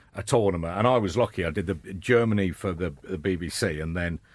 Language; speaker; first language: English; native; English